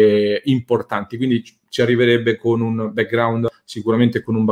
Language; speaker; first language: Italian; native; Italian